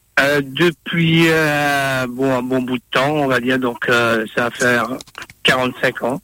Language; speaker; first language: French; non-native, local second language; Morisyen